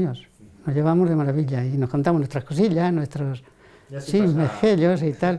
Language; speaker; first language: Spanish; native; Spanish